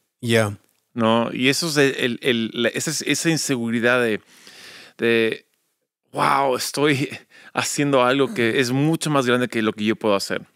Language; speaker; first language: Spanish; early bilingual, other home language; English